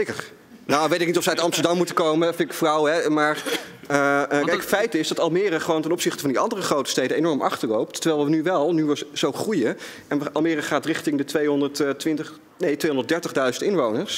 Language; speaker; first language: Dutch; native; Dutch